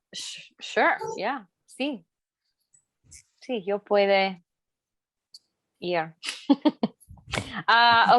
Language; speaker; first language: Spanish; non-native, learner; English